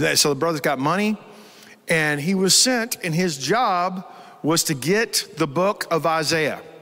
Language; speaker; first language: English; native; English